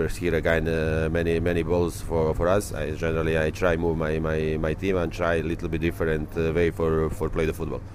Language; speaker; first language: English; non-native, learner; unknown